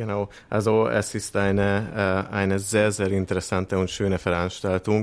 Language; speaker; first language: German; non-native, fluent; Hungarian